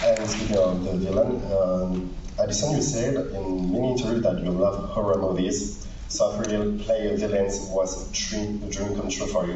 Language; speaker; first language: English; non-native, learner; French